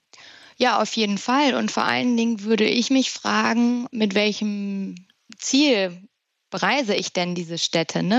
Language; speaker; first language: German; native; German